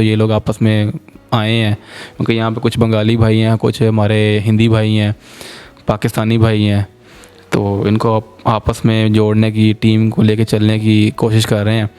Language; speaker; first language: Urdu; non-native, local second language; Punjabi